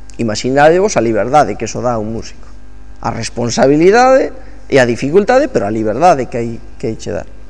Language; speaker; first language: Galician; native; Galician